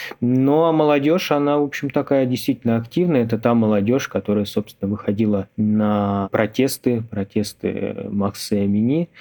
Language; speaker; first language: Russian; native; Russian